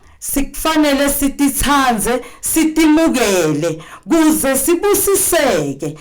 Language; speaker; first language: Zulu; non-native, local second language; Swati